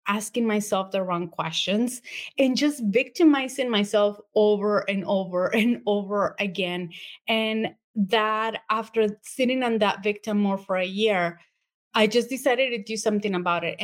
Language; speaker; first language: English; non-native, fluent; Spanish